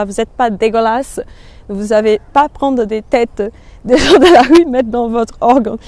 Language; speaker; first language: French; non-native, fluent; Portuguese